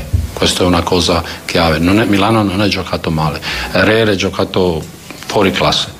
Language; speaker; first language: Italian; non-native, fluent; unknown